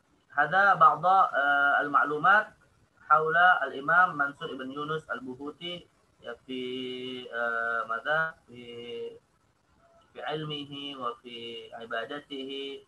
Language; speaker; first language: Arabic; non-native, fluent; Indonesian